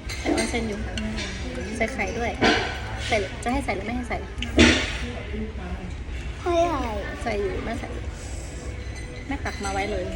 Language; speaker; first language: Thai; native; Thai